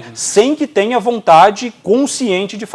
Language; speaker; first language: Portuguese; native; Portuguese